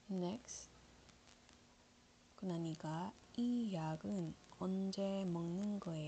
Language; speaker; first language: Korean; non-native, learner; Iloko